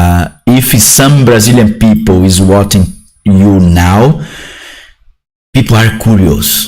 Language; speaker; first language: English; non-native, learner; Portuguese